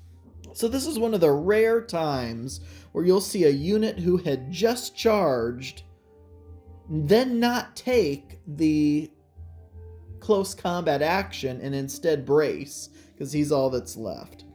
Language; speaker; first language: English; native; English